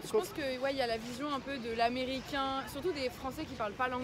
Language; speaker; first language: French; native; French